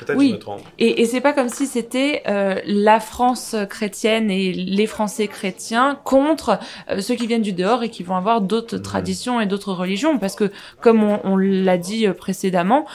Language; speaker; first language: French; native; French